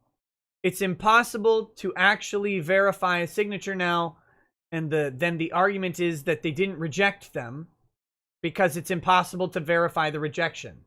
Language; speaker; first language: English; native; English